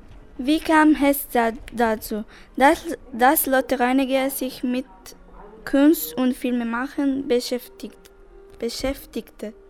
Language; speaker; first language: German; non-native, learner; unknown